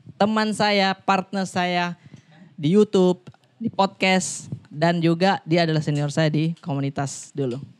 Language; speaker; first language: Indonesian; native; Indonesian